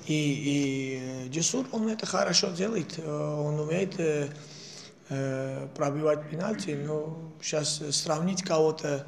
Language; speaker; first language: Russian; non-native, fluent; Georgian